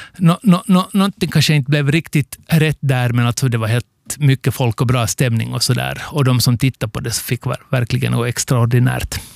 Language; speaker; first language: Swedish; native; Swedish